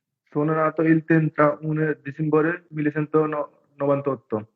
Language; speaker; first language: Italian; non-native, learner; Bangla